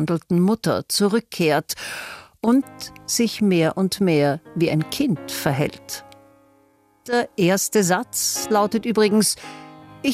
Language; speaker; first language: German; native; German